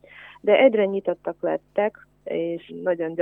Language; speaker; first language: Hungarian; non-native, fluent; Ukrainian